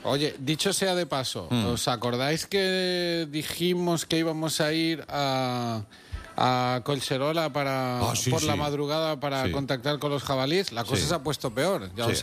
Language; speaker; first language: Spanish; native; Spanish